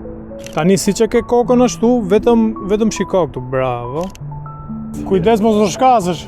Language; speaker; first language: Albanian; native; Albanian